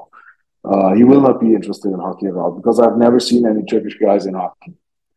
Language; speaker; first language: English; non-native, fluent; German